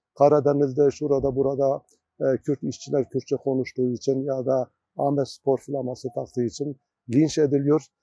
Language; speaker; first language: Turkish; non-native, local second language; Kurdish